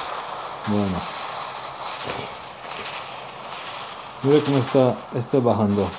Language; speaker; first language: Spanish; non-native, learner; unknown